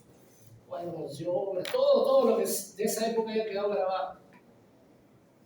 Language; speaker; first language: Spanish; native; Spanish